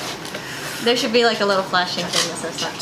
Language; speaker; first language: English; native; English